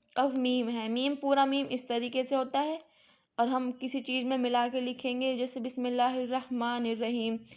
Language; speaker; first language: Hindi; native; Hindi